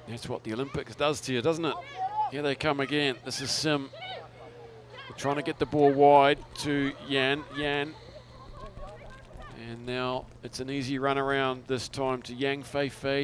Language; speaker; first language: English; native; English